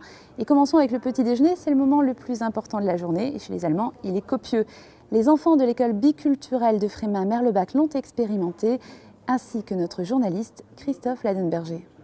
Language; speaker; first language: French; native; French